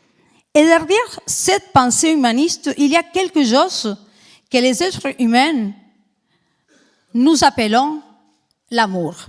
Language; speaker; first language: French; non-native, fluent; Spanish